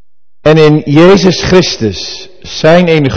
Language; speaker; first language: Dutch; native; Dutch